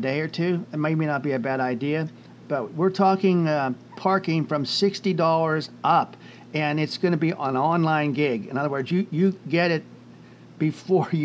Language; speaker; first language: English; native; English